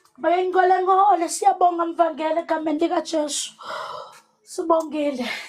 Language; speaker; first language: Zulu; non-native, local second language; Southern Sotho